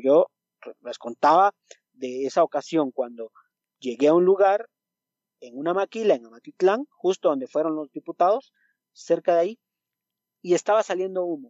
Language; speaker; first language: Spanish; native; Spanish